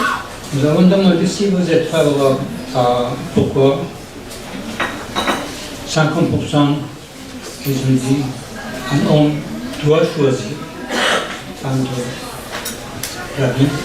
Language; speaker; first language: French; non-native, learner; Persian